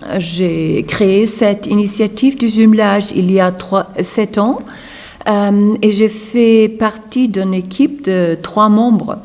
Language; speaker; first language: French; non-native, fluent; German